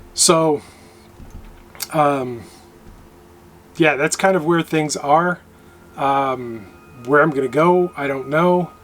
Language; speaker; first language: English; native; English